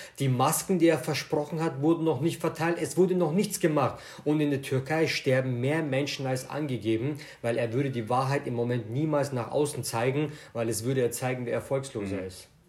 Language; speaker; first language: German; native; German